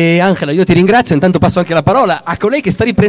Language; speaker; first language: Italian; native; Italian